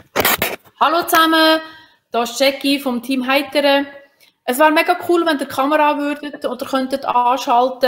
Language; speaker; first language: German; native; German